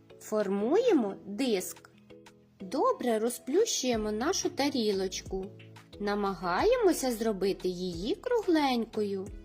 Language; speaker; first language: Ukrainian; native; Ukrainian